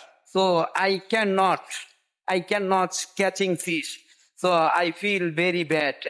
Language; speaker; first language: English; non-native, learner; Bangla